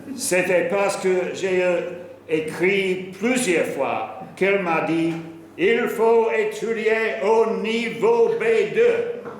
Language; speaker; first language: French; non-native, learner; English